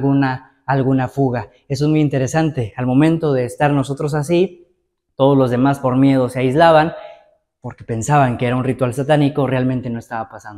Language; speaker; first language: Spanish; native; Spanish